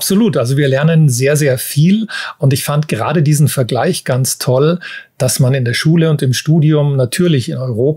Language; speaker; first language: German; native; German